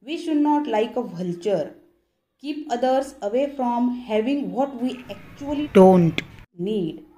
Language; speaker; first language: English; non-native, local second language; Marathi